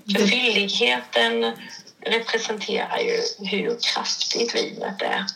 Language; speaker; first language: Swedish; native; Swedish